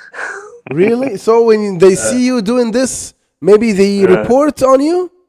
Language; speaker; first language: English; non-native, fluent; Arabic